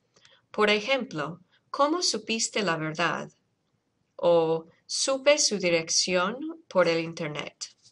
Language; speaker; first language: Spanish; non-native, fluent; English